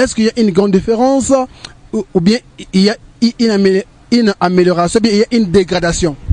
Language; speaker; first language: French; non-native, local second language; Lingala